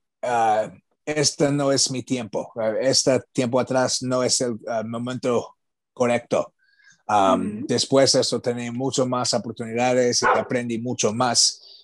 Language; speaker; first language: Spanish; non-native, learner; English